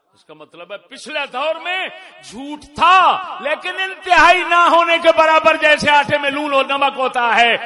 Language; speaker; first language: Urdu; non-native, local second language; Punjabi